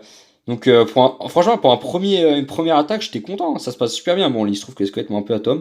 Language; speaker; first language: French; native; French